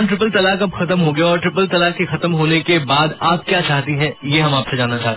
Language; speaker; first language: Hindi; native; Hindi